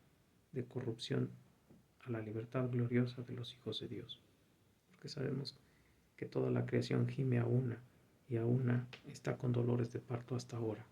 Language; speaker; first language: Spanish; native; Spanish